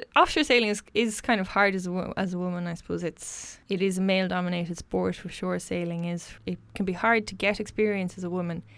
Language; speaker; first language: English; native; English